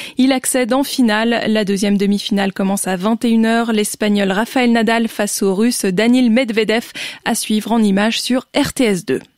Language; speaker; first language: French; native; French